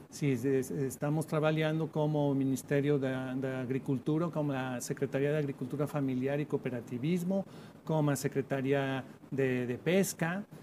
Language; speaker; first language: Portuguese; non-native, learner; Spanish